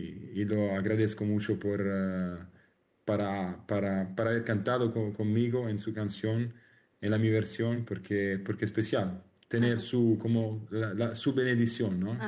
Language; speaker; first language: Spanish; non-native, learner; Italian